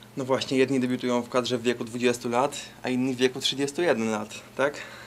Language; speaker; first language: Polish; native; Polish